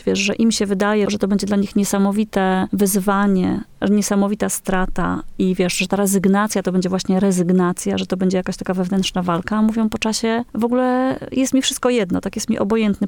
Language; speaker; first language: Polish; native; Polish